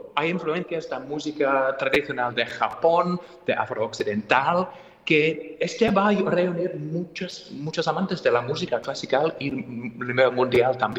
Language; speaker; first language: Spanish; non-native, fluent; English